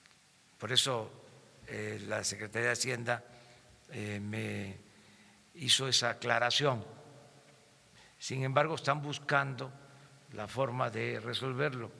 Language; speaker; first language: Spanish; native; Spanish